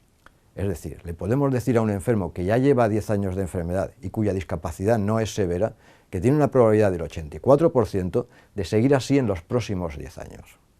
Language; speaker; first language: Spanish; native; Spanish